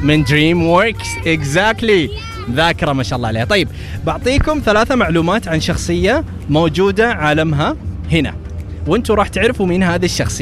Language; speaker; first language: Arabic; native; Arabic